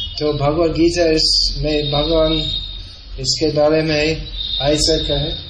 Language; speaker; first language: Hindi; non-native, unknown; English